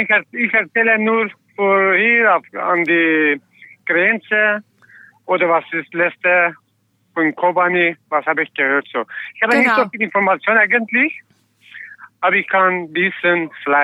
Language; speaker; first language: German; non-native, learner; Kurdish